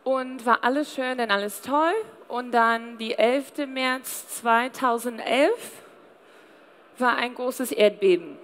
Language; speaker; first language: German; non-native, fluent; English